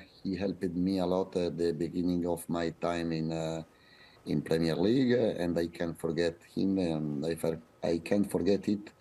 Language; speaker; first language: English; non-native, fluent; Italian